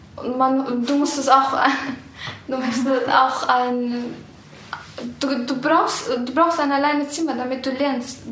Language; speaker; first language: German; early bilingual, other home language; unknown